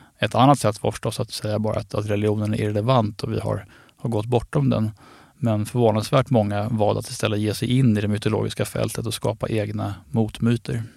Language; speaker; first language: Swedish; native; Swedish